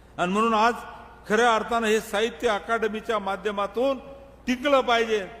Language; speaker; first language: Marathi; non-native, local second language; Lambadi